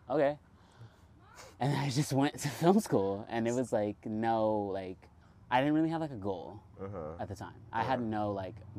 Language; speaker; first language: English; native; English